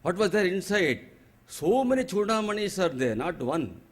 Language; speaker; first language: English; non-native, local second language; Telugu